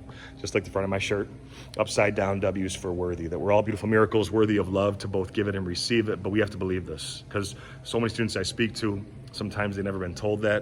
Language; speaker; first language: English; native; English